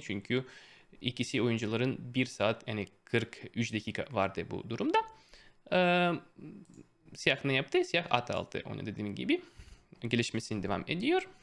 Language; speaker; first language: Turkish; non-native, fluent; Russian